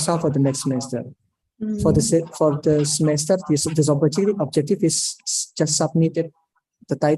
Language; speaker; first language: English; non-native, learner; Indonesian